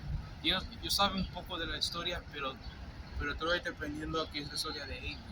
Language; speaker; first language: Spanish; non-native, fluent; English